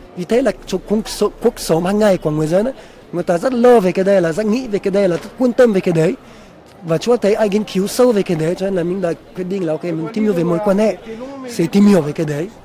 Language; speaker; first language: Vietnamese; non-native, fluent; French